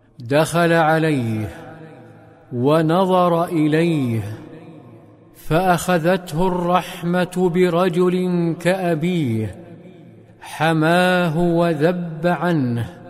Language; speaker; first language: Arabic; native; Arabic